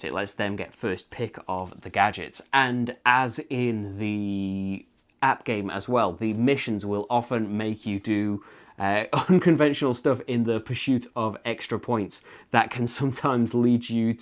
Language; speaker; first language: English; native; English